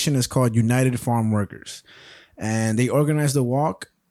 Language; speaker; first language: English; early bilingual, other home language; Spanish